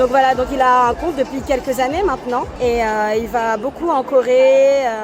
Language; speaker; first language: French; native; French